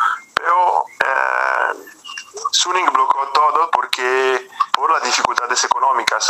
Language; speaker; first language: Spanish; non-native, fluent; Italian